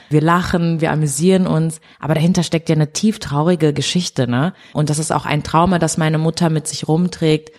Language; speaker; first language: German; early bilingual, other home language; Portuguese